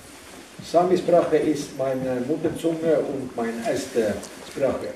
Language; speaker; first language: German; non-native, learner; Northern Sami